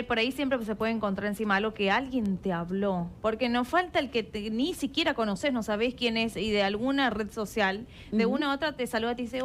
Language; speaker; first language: Spanish; native; Spanish